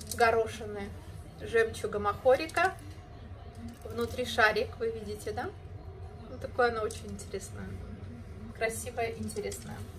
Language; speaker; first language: Russian; native; Russian